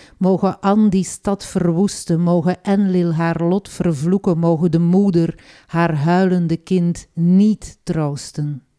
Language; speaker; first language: Dutch; native; Dutch